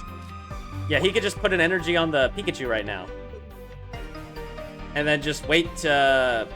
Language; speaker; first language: English; native; English